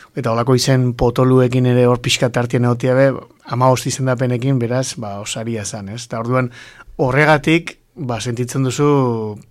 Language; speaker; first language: Basque; native; Basque